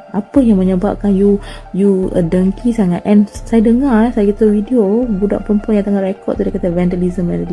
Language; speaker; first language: Malay; non-native, local second language; Tamil